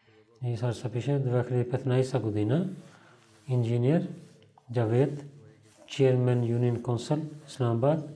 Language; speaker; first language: Bulgarian; non-native, learner; Urdu